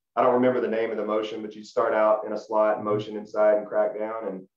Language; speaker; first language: English; native; English